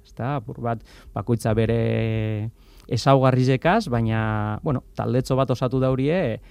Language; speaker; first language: Basque; native; Basque